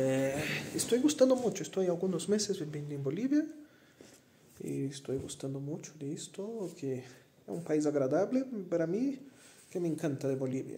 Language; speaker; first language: Spanish; non-native, fluent; Portuguese